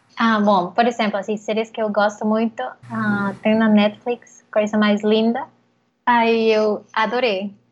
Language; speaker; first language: Portuguese; non-native, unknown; Spanish